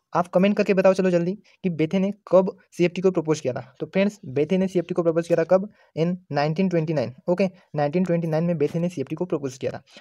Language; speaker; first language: Hindi; non-native, local second language; Marathi